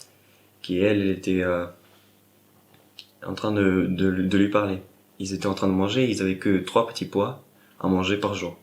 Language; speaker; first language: French; non-native, fluent; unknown